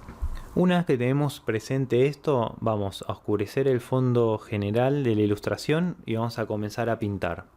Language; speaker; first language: Spanish; native; Spanish